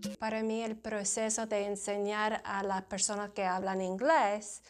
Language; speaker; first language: Spanish; non-native, fluent; English